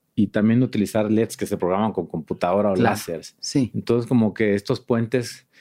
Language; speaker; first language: Spanish; native; Spanish